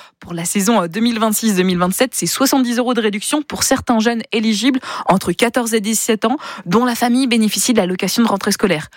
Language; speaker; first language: French; native; French